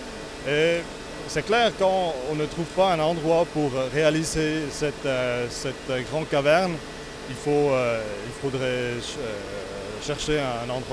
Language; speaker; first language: French; non-native, local second language; Italian